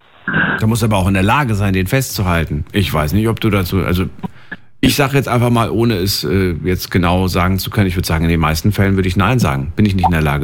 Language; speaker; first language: German; native; German